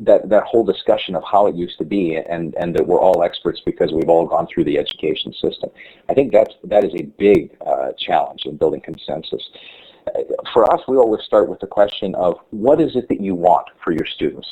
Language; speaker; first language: English; native; English